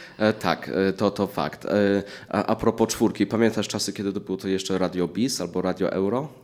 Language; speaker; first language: Polish; early bilingual, heritage; English